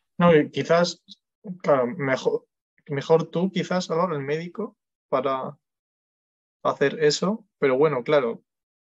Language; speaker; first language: Spanish; non-native, fluent; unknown